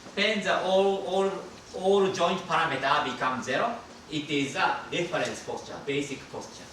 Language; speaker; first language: English; non-native, fluent; Japanese